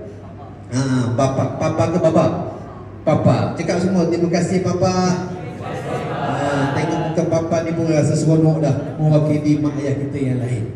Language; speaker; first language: Malay; native; Malay